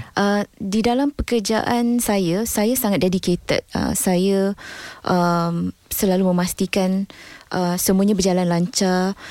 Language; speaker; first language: Malay; native; Malay